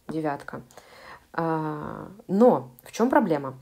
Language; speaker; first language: Russian; native; Russian